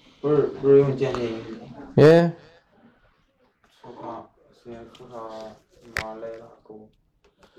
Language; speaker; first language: Korean; non-native, learner; Chinese